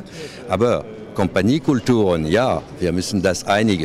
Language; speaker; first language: German; non-native, fluent; French